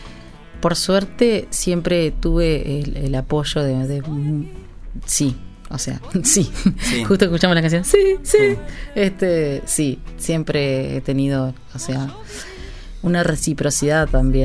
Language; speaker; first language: Spanish; native; Spanish